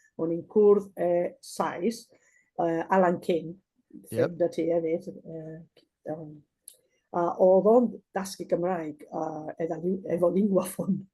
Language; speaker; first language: Welsh; non-native, fluent; Basque